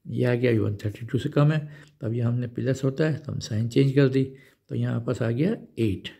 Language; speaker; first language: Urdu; non-native, local second language; Punjabi